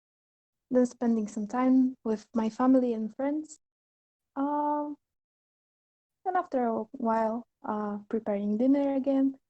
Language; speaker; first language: English; non-native, learner; Polish